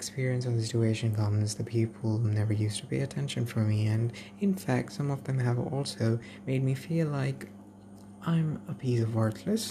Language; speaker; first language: English; non-native, local second language; Malayalam